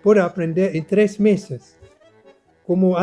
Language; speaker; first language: Spanish; non-native, learner; German